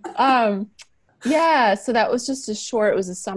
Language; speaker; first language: English; native; English